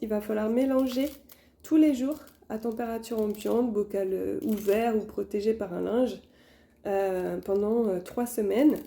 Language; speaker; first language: French; native; French